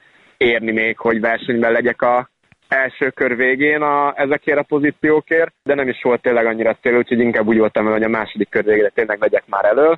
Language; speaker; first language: Hungarian; native; Hungarian